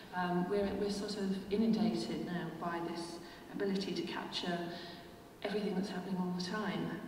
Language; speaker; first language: English; native; English